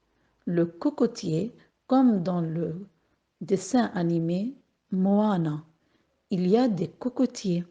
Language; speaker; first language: French; non-native, local second language; Arabic